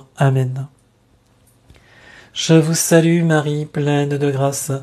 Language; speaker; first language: French; native; French